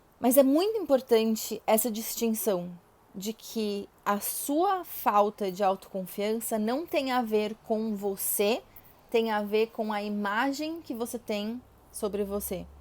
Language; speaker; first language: Portuguese; native; Portuguese